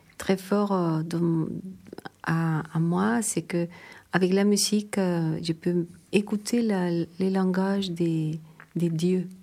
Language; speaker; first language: French; non-native, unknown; Spanish